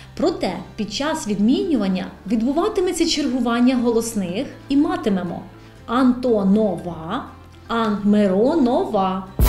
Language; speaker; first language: Ukrainian; native; Ukrainian